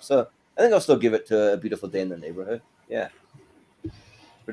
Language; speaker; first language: English; native; English